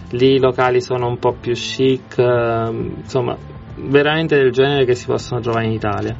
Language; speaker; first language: Italian; native; Italian